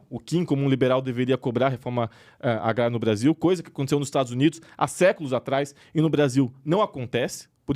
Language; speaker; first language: Portuguese; native; Portuguese